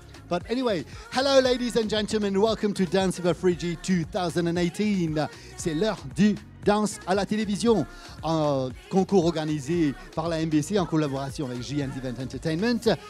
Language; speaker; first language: French; non-native, local second language; Morisyen